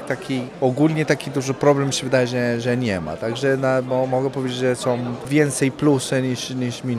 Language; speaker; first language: Polish; non-native, fluent; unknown